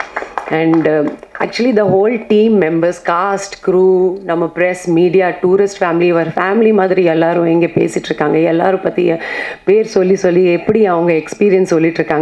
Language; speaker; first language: Tamil; non-native, fluent; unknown